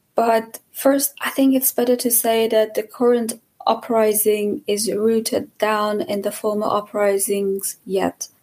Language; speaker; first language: English; non-native, fluent; Persian